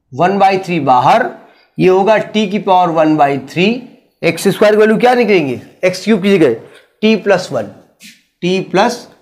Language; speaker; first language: Hindi; native; Hindi